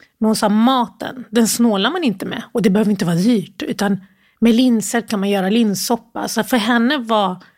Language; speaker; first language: Swedish; early bilingual, other home language; Arabic